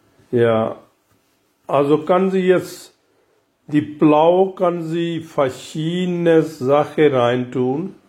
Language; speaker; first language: German; non-native, learner; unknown